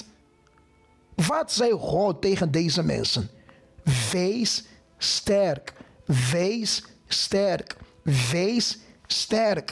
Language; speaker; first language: Dutch; non-native, fluent; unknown